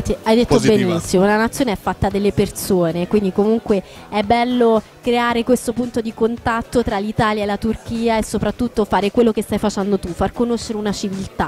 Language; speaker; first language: Italian; native; Italian